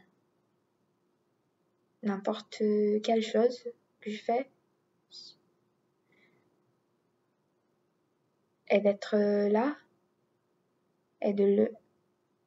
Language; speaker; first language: French; non-native, learner; English